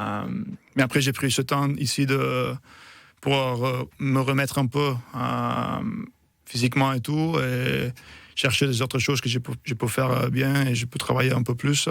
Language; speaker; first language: French; non-native, fluent; Italian